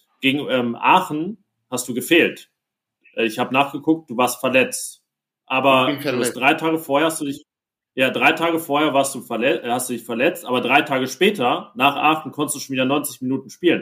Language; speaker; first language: German; native; German